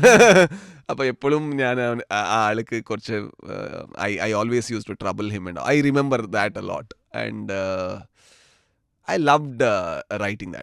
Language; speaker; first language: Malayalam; non-native, learner; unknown